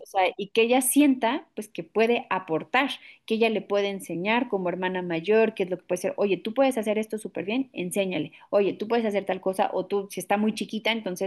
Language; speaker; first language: Spanish; native; Spanish